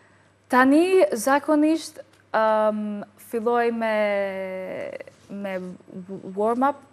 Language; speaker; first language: Albanian; non-native, learner; English